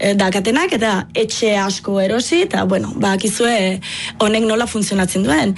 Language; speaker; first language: Basque; non-native, fluent; Italian